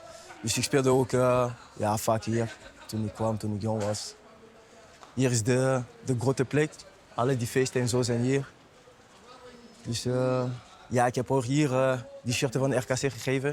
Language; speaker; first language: Dutch; non-native, learner; French